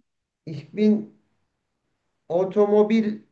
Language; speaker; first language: German; non-native, learner; Turkish